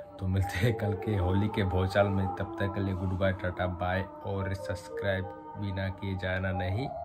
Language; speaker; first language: Hindi; non-native, local second language; Bangla